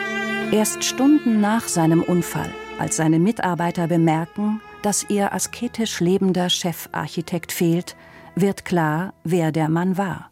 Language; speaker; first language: German; native; German